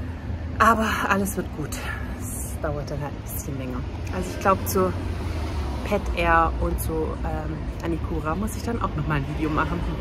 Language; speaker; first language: German; native; German